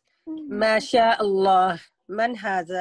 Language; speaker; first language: Arabic; non-native, learner; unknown